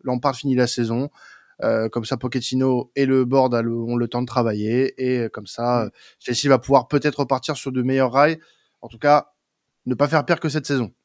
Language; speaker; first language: French; native; French